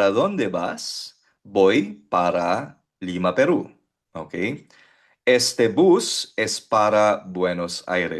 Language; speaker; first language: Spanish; non-native, fluent; Filipino